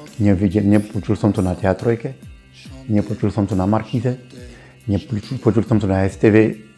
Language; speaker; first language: Slovak; non-native, fluent; Bambara